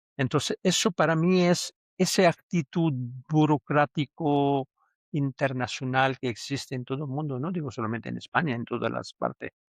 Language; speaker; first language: Spanish; non-native, fluent; Urdu